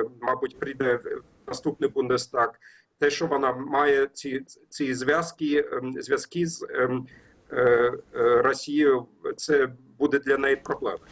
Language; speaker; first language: Ukrainian; non-native, learner; German